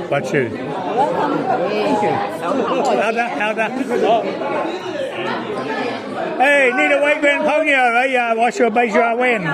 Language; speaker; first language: Chinese; non-native, learner; English